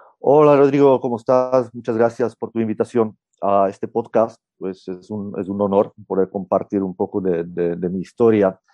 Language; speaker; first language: Spanish; non-native, fluent; Czech